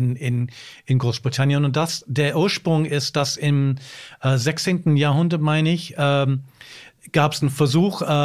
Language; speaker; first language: German; non-native, fluent; English